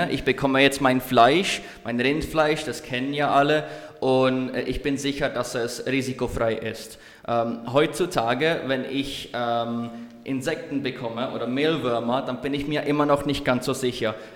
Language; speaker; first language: German; non-native, learner; Czech